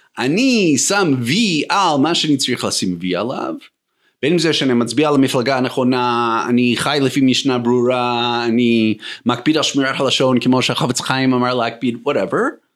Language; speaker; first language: Hebrew; non-native, fluent; English